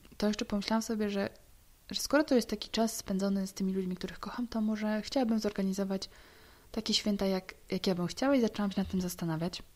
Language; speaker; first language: Polish; native; Polish